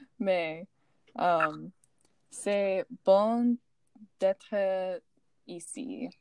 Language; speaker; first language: French; non-native, learner; English